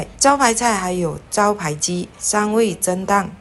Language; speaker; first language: Chinese; native; Chinese